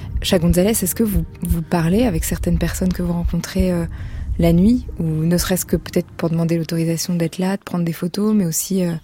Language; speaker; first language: French; native; French